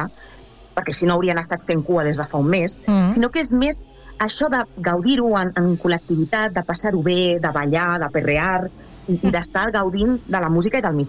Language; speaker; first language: Catalan; native; Catalan